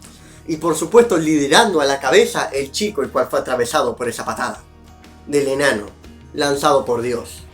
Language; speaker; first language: Spanish; native; Spanish